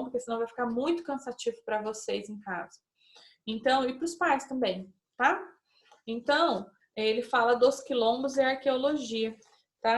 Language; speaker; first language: Portuguese; native; Portuguese